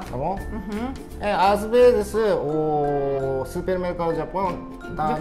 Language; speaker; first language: Portuguese; non-native, learner; Japanese